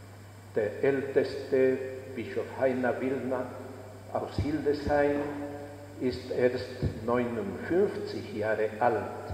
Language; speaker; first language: German; non-native, fluent; Spanish